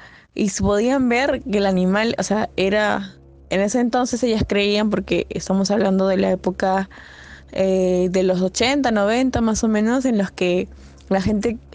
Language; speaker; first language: Spanish; native; Spanish